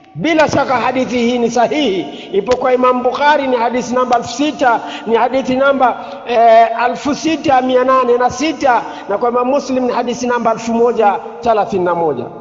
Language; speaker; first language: Swahili; native; Swahili